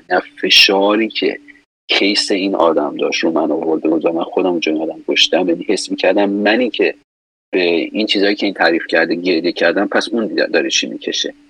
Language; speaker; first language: Persian; native; Persian